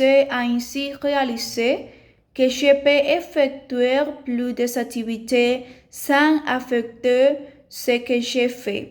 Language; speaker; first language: French; non-native, learner; Spanish